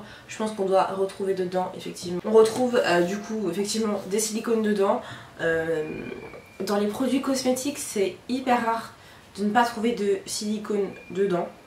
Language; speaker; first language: French; native; French